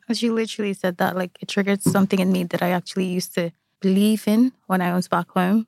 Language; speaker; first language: English; non-native, local second language; Igbo